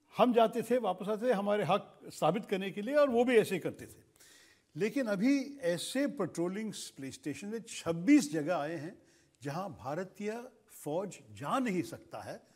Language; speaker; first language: Hindi; non-native, local second language; Malayalam